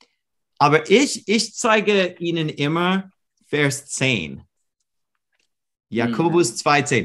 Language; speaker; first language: German; non-native, fluent; English